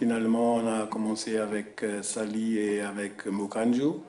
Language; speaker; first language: French; non-native, fluent; German